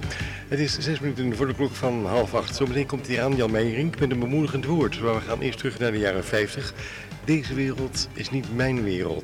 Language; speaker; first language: Dutch; native; Dutch